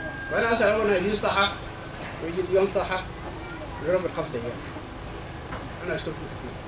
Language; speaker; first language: Arabic; non-native, local second language; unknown